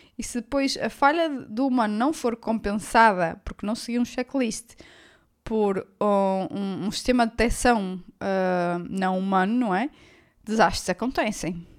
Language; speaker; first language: Portuguese; native; Portuguese